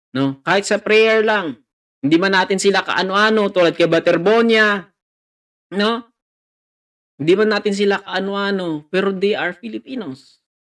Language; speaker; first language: Filipino; native; Filipino